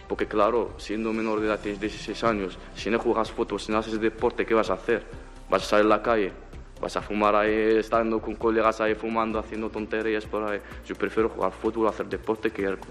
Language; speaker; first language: Spanish; non-native, fluent; Arabic